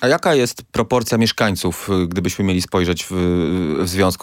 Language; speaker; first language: Polish; native; Polish